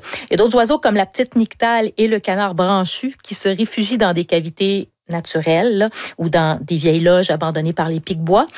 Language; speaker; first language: French; native; French